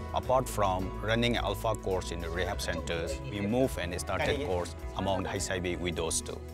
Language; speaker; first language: English; non-native, local second language; Manipuri